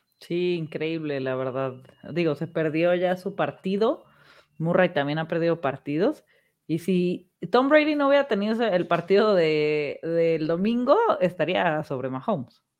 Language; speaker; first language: Spanish; native; Spanish